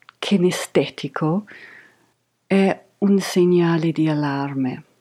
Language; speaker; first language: Italian; non-native, fluent; English